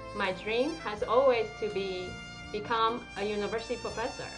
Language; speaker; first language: English; non-native, fluent; Chinese